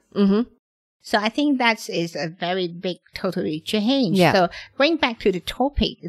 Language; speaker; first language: English; non-native, local second language; Cantonese